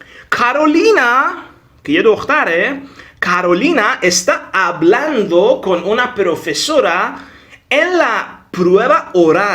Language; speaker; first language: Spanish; non-native, fluent; Persian